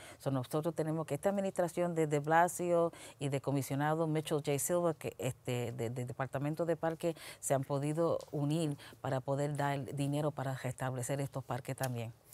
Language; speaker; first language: Spanish; early bilingual, heritage; Spanish